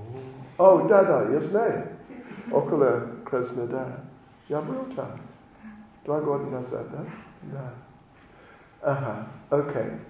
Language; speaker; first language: Russian; non-native, learner; English